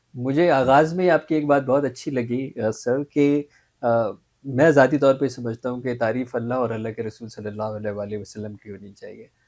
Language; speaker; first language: Urdu; native; Urdu